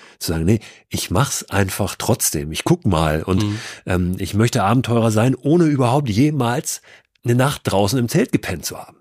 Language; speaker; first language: German; native; German